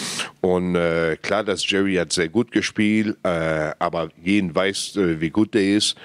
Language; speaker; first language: German; non-native, fluent; English